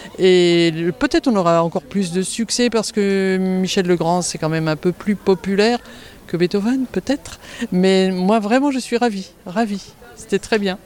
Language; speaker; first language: French; native; French